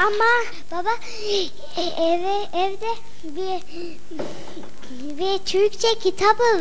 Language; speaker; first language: Turkish; non-native, learner; English